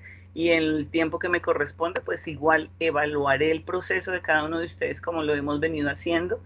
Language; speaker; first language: Spanish; native; Spanish